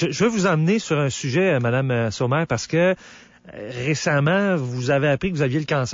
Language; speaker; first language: French; native; French